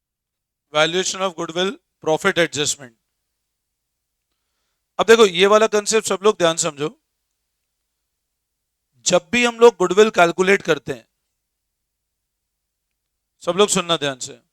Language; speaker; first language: Hindi; native; Hindi